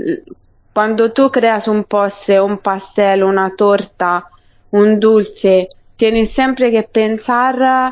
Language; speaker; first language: Spanish; non-native, fluent; Italian